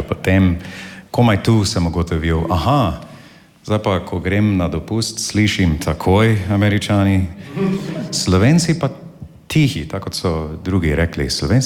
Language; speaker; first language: Slovenian; non-native, fluent; English